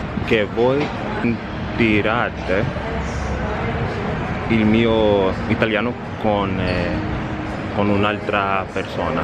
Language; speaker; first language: Italian; non-native, learner; Spanish